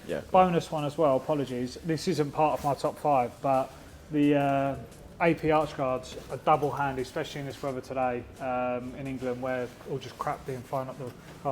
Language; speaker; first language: English; native; English